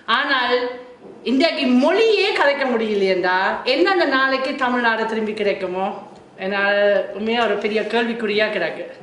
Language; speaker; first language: Tamil; non-native, fluent; German